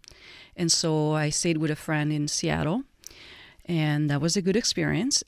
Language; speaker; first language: English; non-native, fluent; Italian